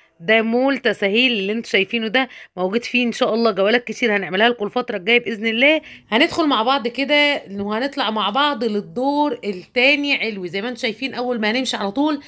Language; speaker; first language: Arabic; native; Arabic